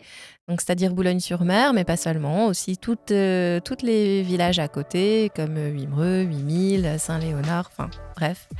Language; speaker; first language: French; native; French